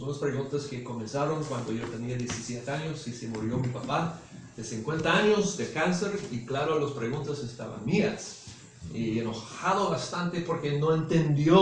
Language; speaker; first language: Spanish; non-native, fluent; English